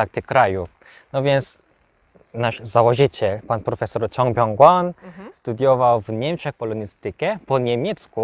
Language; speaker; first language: Polish; non-native, learner; Korean